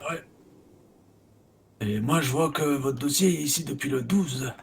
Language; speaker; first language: French; native; French